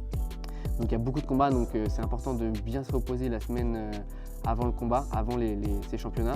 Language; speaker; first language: French; native; French